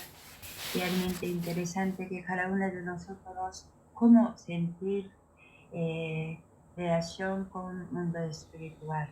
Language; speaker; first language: Spanish; non-native, learner; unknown